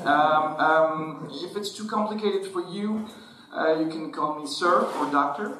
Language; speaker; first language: English; non-native, fluent; Arabic